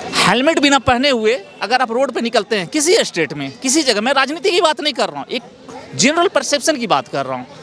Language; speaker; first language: Hindi; native; Hindi